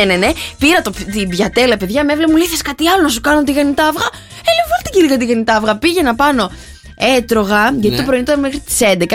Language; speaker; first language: Greek; native; Greek